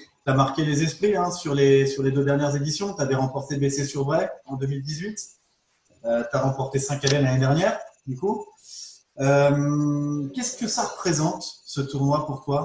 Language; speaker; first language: French; native; French